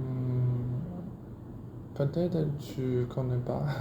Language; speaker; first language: French; non-native, learner; Chinese